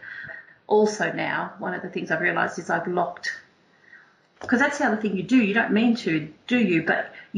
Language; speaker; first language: English; native; English